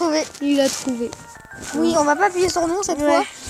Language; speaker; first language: French; native; French